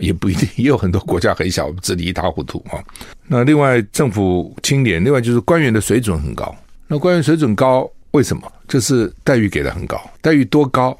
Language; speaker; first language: Chinese; native; Chinese